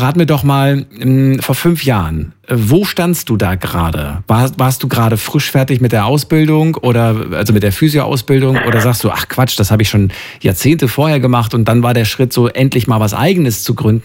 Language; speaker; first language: German; native; German